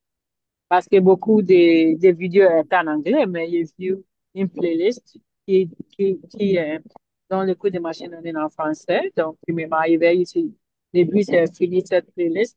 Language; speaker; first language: French; non-native, learner; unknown